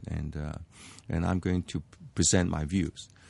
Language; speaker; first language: English; non-native, local second language; Cantonese